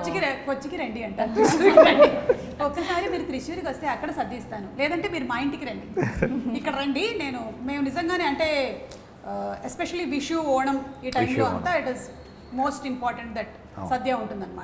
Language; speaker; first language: Telugu; native; Telugu